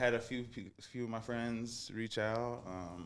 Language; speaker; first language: English; native; English